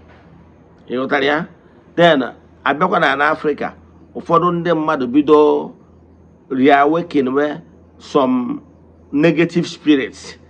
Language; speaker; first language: Igbo; native; Igbo